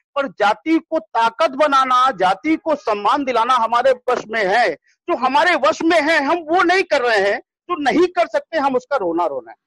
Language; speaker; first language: Hindi; native; Hindi